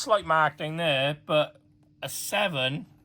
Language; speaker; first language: English; native; English